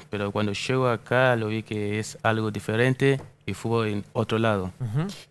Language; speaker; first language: Spanish; non-native, fluent; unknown